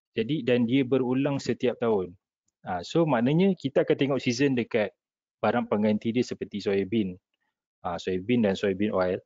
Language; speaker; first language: Malay; native; Malay